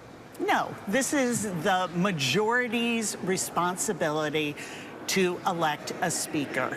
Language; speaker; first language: English; native; English